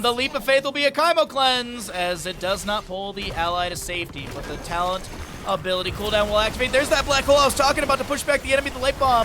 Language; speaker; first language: English; native; English